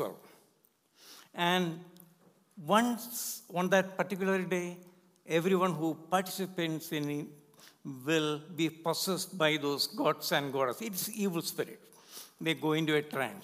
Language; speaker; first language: English; non-native, local second language; Malayalam